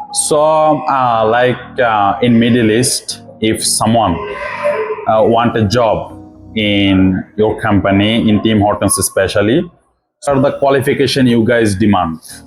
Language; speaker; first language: English; non-native, local second language; Bangla